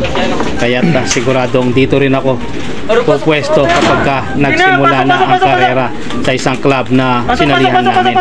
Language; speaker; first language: Filipino; native; Filipino